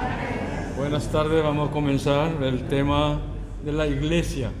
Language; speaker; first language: Spanish; non-native, fluent; Korean